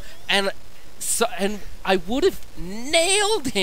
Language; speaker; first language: English; native; English